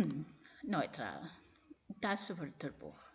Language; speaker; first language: German; non-native, fluent; Indonesian